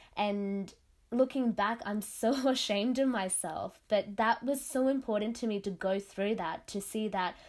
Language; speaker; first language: English; non-native, local second language; Tamil